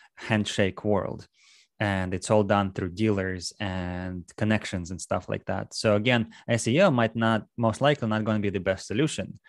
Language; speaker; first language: English; non-native, fluent; Russian